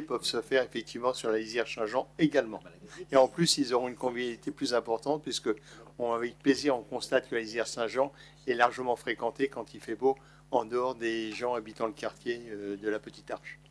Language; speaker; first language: French; native; French